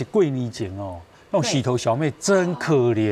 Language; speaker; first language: Chinese; native; Chinese